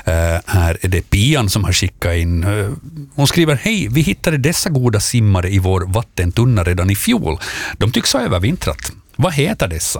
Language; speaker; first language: Swedish; native; Swedish